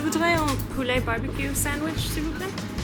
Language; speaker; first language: French; non-native, learner; English